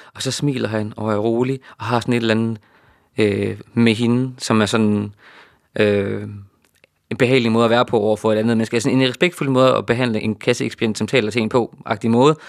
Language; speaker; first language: Danish; native; Danish